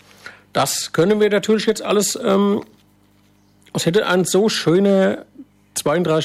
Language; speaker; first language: German; native; German